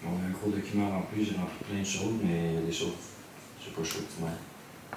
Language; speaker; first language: French; native; French